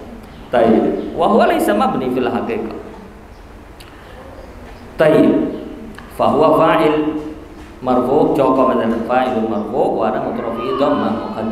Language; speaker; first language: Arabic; non-native, fluent; Indonesian